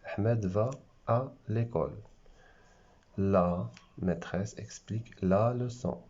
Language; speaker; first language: French; non-native, local second language; Arabic